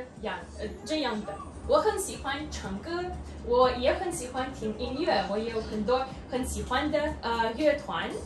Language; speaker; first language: Chinese; non-native, learner; Russian